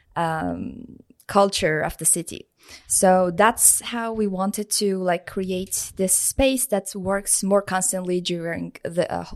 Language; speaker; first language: English; non-native, fluent; Persian